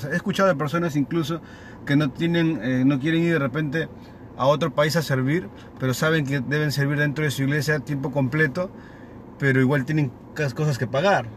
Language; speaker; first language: Spanish; native; Spanish